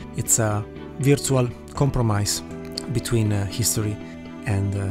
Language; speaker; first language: English; non-native, fluent; Italian